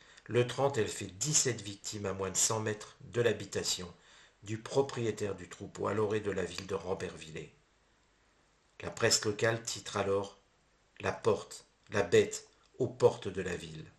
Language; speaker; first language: French; native; French